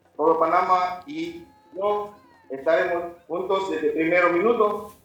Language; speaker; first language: Spanish; non-native, learner; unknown